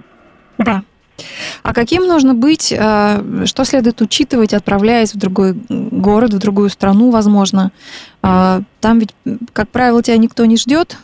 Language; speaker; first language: Russian; native; Russian